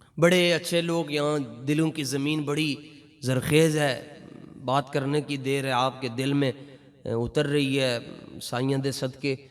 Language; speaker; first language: Urdu; non-native, local second language; Punjabi